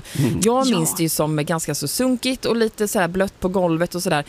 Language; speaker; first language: Swedish; native; Swedish